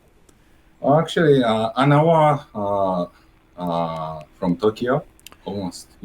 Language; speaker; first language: English; non-native, learner; Japanese